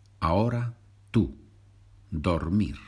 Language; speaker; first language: Spanish; non-native, fluent; English